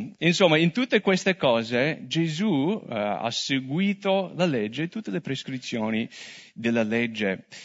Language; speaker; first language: Italian; non-native, fluent; English